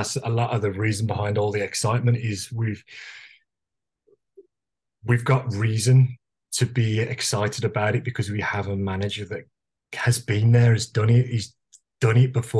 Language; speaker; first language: English; native; English